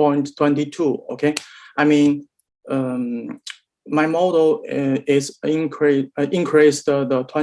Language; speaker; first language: English; non-native, learner; Chinese